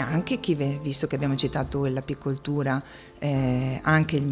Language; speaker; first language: Italian; native; Italian